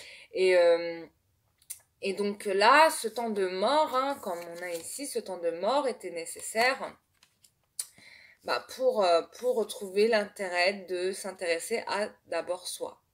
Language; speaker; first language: French; native; French